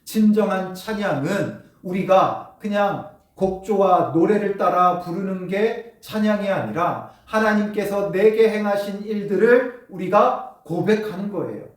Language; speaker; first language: Korean; native; Korean